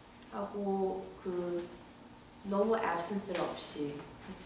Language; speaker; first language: Korean; early bilingual, heritage; English